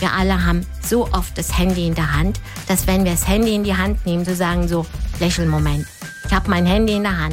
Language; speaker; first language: German; native; German